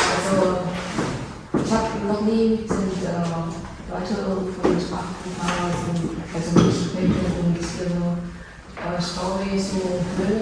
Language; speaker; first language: German; non-native, learner; Vietnamese